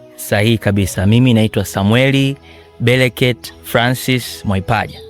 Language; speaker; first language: Swahili; native; Swahili